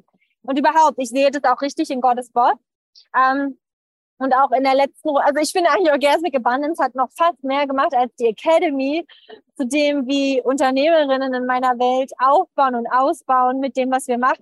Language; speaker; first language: German; native; German